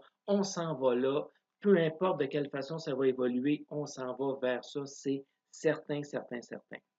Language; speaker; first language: French; native; French